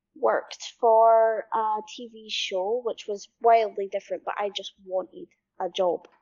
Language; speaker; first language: English; native; English